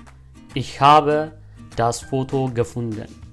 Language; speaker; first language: German; non-native, fluent; Amharic